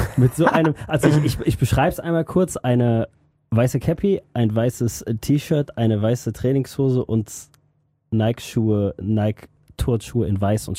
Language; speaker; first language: German; native; German